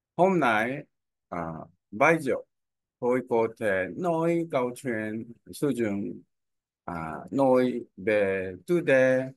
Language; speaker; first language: Vietnamese; non-native, learner; Korean